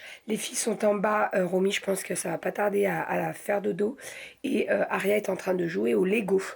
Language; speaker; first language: French; native; French